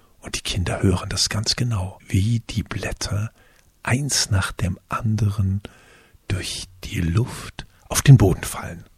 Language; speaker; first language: German; native; German